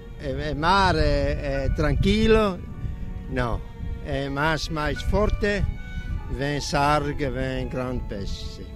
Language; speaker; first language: Portuguese; non-native, learner; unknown